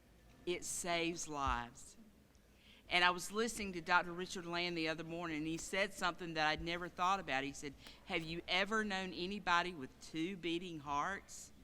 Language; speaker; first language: English; native; English